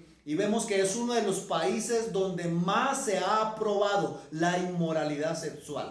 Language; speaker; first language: Spanish; native; Spanish